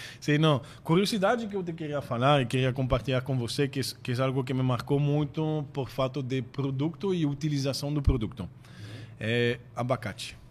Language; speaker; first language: Portuguese; non-native, fluent; French